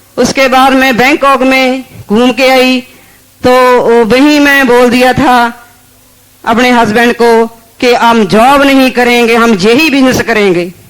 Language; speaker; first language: Hindi; non-native, local second language; Punjabi